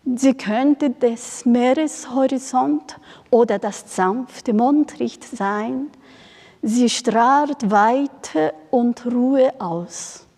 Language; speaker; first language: German; non-native, fluent; Japanese